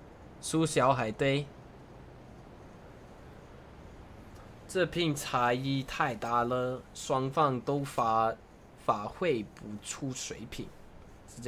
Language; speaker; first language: Chinese; non-native, learner; English